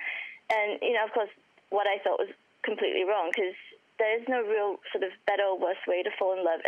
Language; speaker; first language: English; native; English